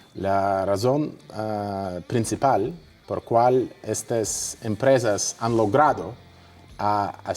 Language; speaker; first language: Spanish; non-native, fluent; Russian